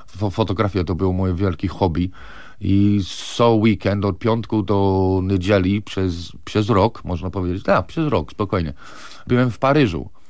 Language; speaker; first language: Polish; non-native, fluent; English